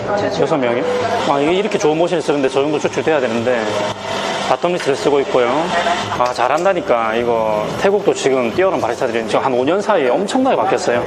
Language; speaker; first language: Korean; native; Korean